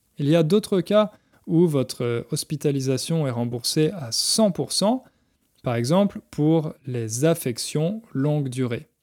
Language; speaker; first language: French; native; French